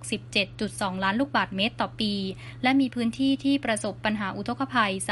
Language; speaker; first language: Thai; native; Thai